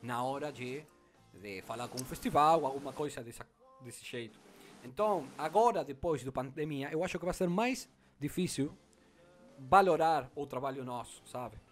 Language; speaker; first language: Portuguese; non-native, learner; Spanish